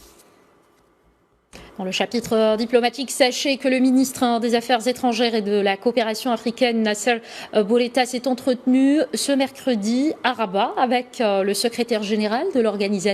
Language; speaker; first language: French; non-native, local second language; Arabic